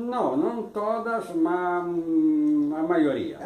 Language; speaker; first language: Portuguese; non-native, fluent; Italian